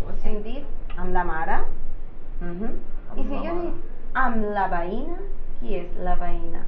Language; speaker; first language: Catalan; native; Catalan